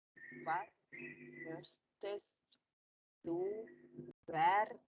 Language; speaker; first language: German; non-native, learner; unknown